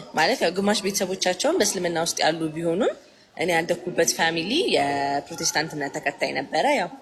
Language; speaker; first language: Amharic; native; Amharic